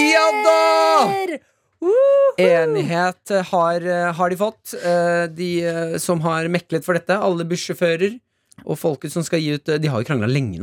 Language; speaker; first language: Norwegian; native; Norwegian